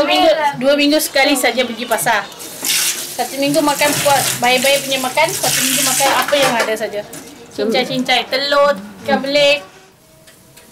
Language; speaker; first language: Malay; non-native, local second language; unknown